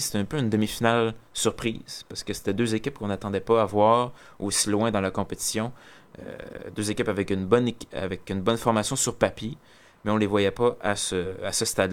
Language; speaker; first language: French; native; French